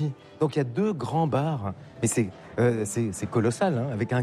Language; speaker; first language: French; native; French